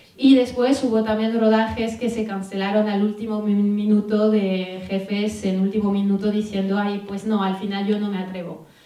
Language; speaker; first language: Spanish; non-native, fluent; French